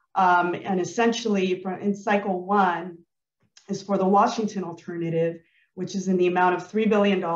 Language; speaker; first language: English; early bilingual, other home language; Spanish